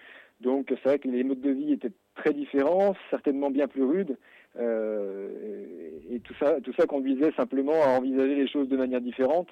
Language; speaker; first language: French; native; French